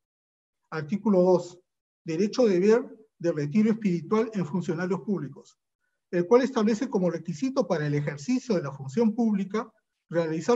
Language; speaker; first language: Spanish; native; Spanish